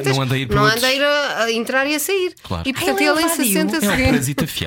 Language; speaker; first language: Portuguese; native; Portuguese